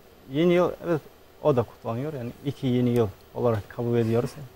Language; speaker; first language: Turkish; non-native, learner; Kazakh